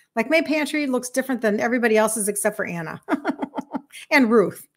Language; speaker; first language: English; native; English